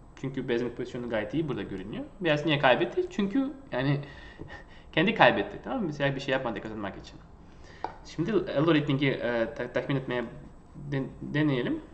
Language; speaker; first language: Turkish; non-native, fluent; Russian